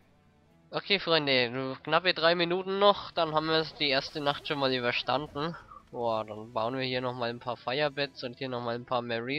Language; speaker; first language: German; native; German